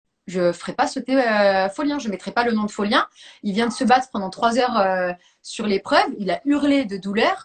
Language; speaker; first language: French; native; French